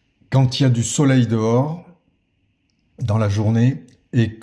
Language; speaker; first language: French; native; French